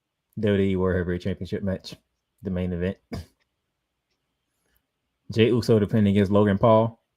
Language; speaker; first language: English; native; English